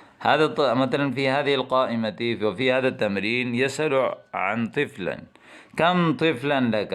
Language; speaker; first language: Arabic; non-native, fluent; Urdu